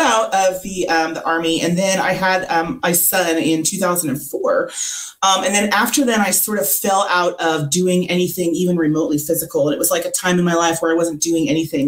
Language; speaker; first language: English; native; English